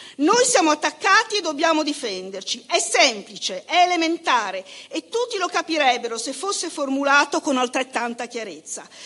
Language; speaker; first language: Italian; native; Italian